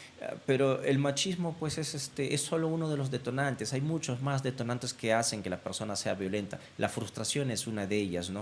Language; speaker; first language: Spanish; native; Spanish